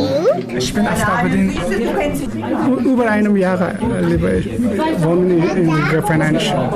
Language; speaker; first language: German; non-native, learner; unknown